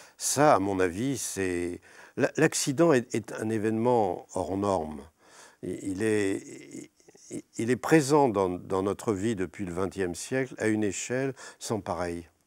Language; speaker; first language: French; native; French